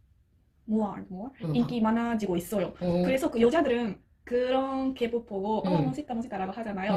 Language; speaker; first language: Korean; non-native, learner; Japanese